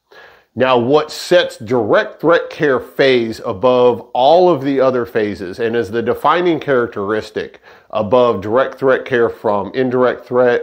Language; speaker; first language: English; native; English